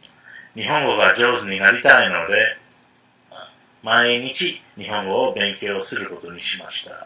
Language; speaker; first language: Japanese; non-native, fluent; English